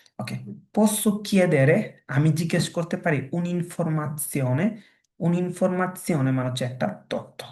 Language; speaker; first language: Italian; non-native, fluent; Bangla